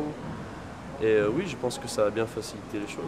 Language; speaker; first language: French; non-native, fluent; English